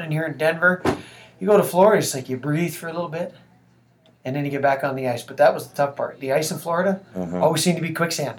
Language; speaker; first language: English; native; English